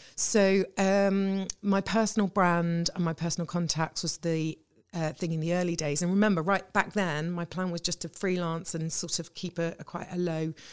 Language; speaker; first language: English; native; English